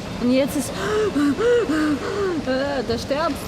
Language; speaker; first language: German; non-native, fluent; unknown